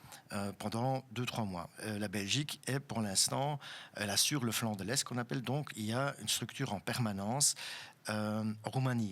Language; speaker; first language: French; non-native, local second language; German